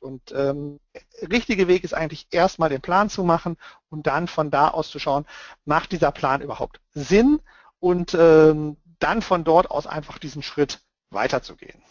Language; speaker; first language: German; native; German